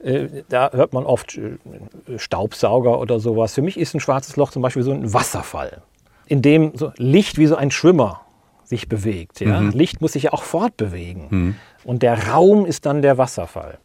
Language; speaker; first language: German; native; German